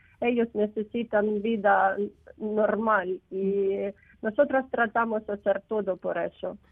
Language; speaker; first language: Spanish; non-native, learner; Ukrainian